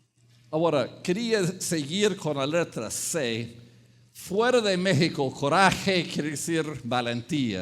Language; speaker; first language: Spanish; non-native, fluent; English